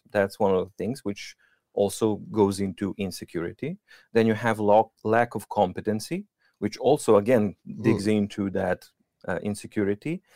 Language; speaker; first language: English; non-native, fluent; Serbian